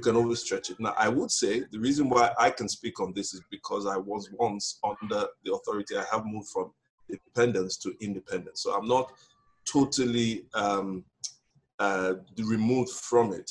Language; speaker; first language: English; non-native, local second language; Yoruba